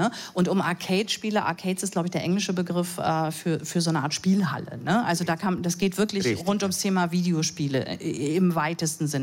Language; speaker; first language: German; native; German